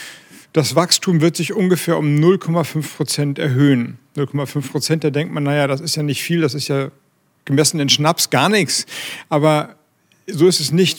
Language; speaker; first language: German; native; German